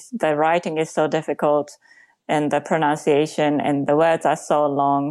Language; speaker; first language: English; non-native, fluent; Japanese